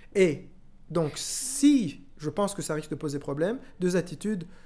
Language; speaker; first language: French; non-native, local second language; Kinyarwanda